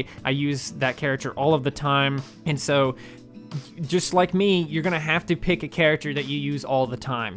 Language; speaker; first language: English; native; English